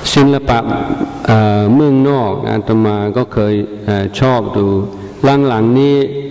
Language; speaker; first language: Thai; non-native, fluent; English